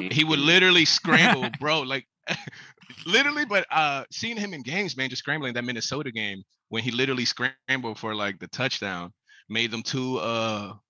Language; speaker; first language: English; early bilingual, other home language; Spanish